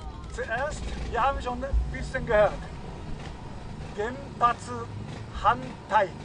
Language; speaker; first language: German; non-native, fluent; Japanese